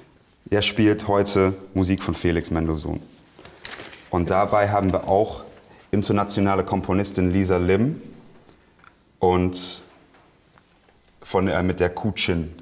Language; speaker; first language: German; non-native, fluent; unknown